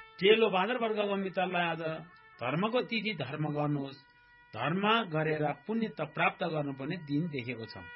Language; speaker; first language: Nepali; non-native, local second language; Eastern Tamang